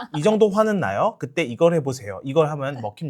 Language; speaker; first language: Korean; native; Korean